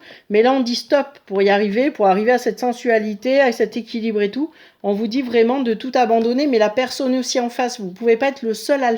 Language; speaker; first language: French; native; French